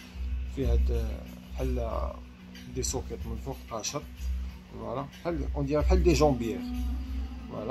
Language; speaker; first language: Arabic; native; Arabic